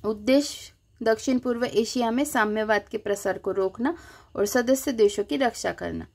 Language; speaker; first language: Hindi; non-native, local second language; Marathi